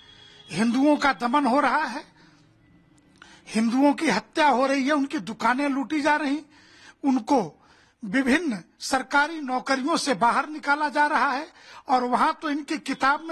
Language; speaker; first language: Hindi; native; Hindi